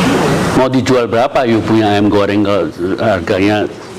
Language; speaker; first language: Indonesian; native; Indonesian